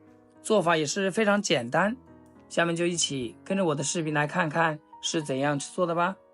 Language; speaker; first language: Chinese; native; Chinese